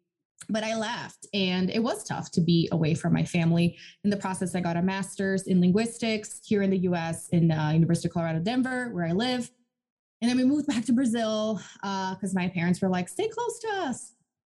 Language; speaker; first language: English; non-native, fluent; Portuguese